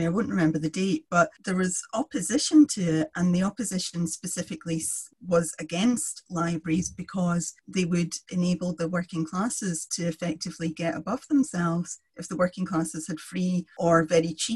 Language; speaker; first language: English; native; English